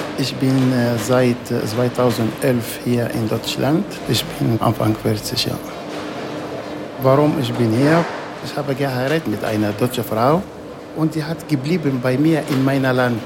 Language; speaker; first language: German; non-native, learner; Arabic